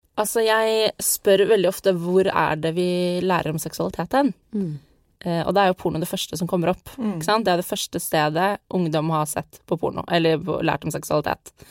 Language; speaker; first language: Norwegian; native; Norwegian